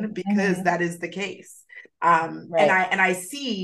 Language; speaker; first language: English; native; English